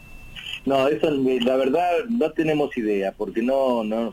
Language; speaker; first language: Spanish; native; Spanish